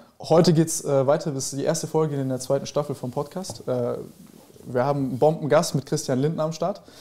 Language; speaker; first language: German; early bilingual, other home language; Serbian